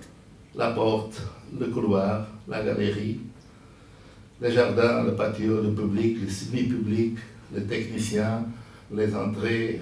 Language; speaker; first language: French; non-native, fluent; Portuguese